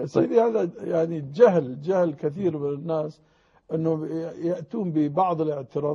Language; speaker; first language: Arabic; native; Arabic